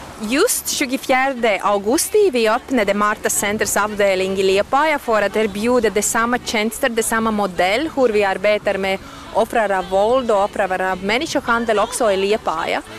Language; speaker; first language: Swedish; non-native, fluent; Latvian